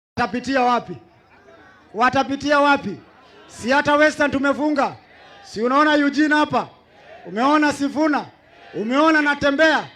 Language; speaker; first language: Swahili; native; Swahili